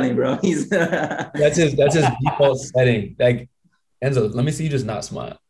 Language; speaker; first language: English; native; English